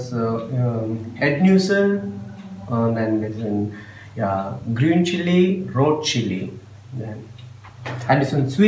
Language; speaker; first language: German; non-native, learner; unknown